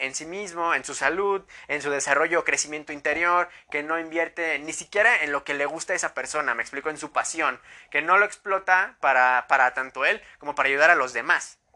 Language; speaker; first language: Spanish; native; Spanish